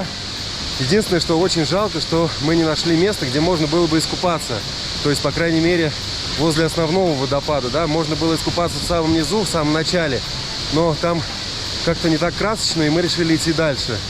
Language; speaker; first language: Russian; native; Russian